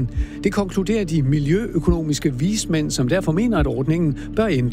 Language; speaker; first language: Danish; native; Danish